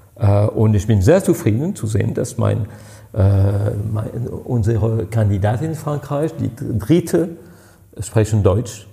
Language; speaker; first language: German; non-native, fluent; French